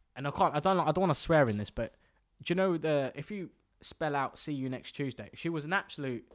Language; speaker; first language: English; native; English